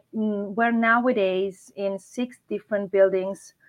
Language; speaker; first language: English; non-native, fluent; Italian